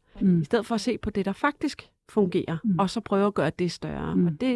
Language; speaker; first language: Danish; native; Danish